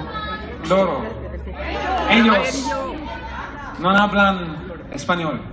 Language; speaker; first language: Spanish; non-native, learner; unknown